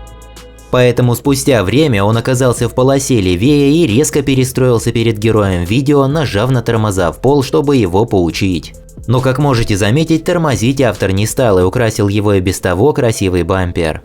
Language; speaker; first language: Russian; native; Russian